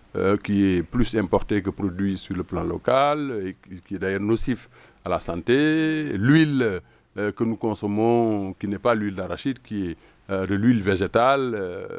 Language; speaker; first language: French; non-native, local second language; Wolof